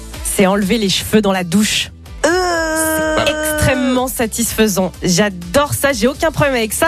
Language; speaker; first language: French; native; French